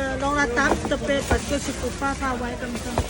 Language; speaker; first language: French; non-native, learner; Thai